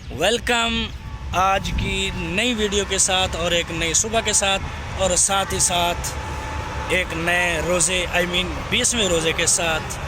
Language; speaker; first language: Urdu; non-native, local second language; Saraiki